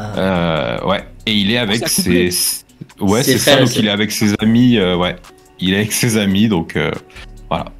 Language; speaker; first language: French; native; French